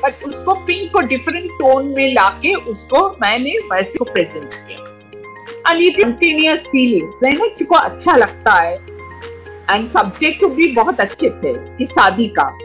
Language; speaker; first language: Hindi; non-native, local second language; Bangla